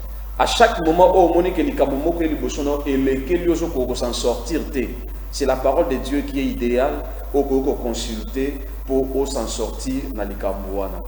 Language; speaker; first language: French; non-native, local second language; Lingala